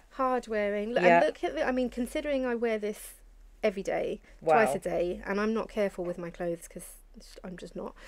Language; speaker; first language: English; native; English